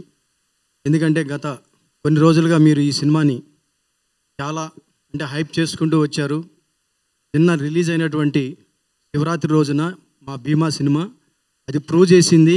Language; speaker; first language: Telugu; native; Telugu